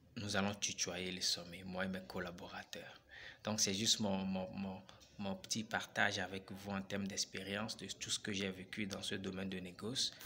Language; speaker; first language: French; non-native, local second language; Ewe